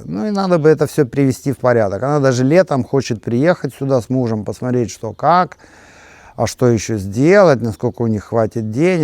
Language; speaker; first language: Russian; native; Russian